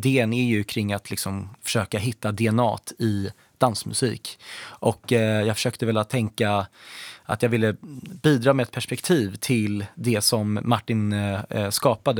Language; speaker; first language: Swedish; native; Swedish